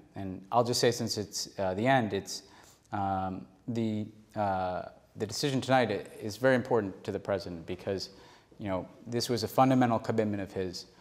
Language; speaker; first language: English; native; English